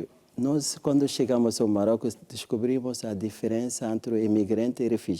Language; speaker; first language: Portuguese; non-native, learner; French